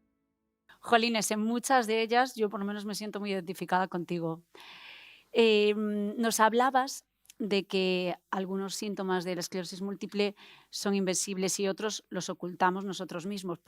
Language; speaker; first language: Spanish; native; Spanish